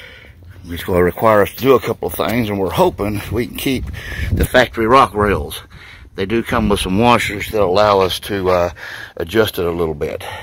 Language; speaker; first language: English; native; English